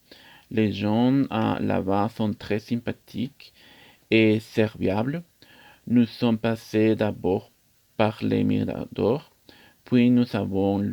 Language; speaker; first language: French; non-native, learner; Spanish